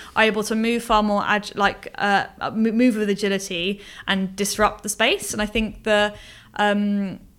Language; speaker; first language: English; native; English